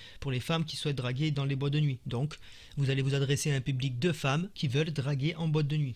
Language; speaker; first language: French; native; French